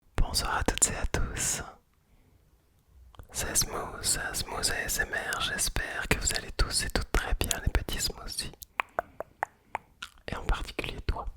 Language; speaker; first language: French; native; French